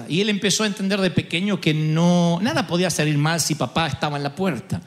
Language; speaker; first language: Spanish; native; Spanish